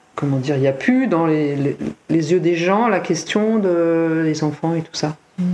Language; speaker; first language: French; native; French